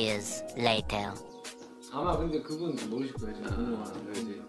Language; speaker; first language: Korean; native; Korean